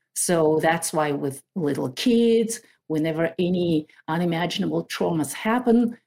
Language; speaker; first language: English; non-native, fluent; Kazakh